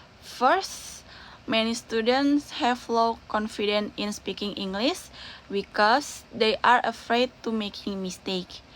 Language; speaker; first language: English; non-native, learner; Indonesian